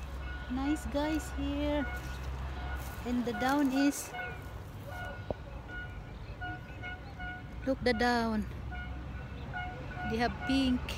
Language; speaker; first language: English; non-native, learner; Filipino